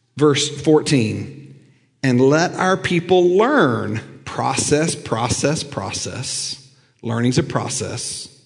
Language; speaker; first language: English; native; English